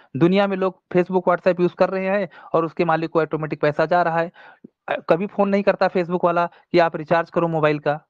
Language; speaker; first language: Hindi; non-native, local second language; Telugu